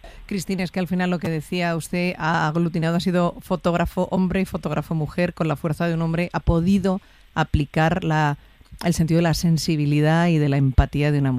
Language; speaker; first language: Spanish; native; Spanish